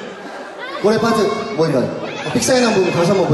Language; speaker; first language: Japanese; non-native, learner; Korean